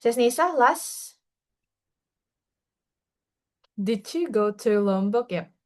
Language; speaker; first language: English; non-native, learner; Indonesian